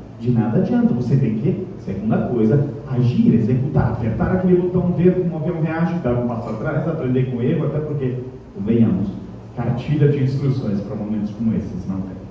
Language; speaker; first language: Portuguese; non-native, fluent; Italian